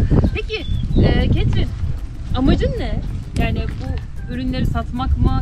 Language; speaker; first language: Turkish; native; Turkish